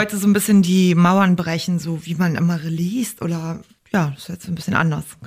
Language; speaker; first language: German; native; German